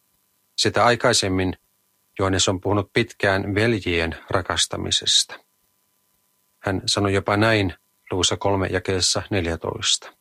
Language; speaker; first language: Finnish; native; Finnish